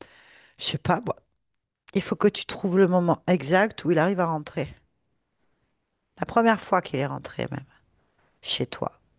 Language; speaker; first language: French; native; French